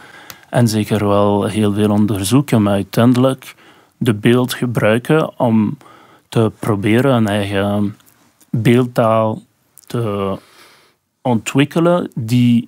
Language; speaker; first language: Dutch; non-native, local second language; French